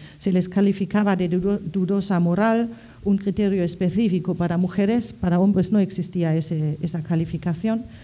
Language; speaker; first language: Spanish; non-native, fluent; German